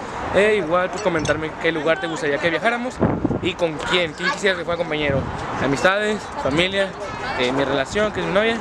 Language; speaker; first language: Spanish; native; Spanish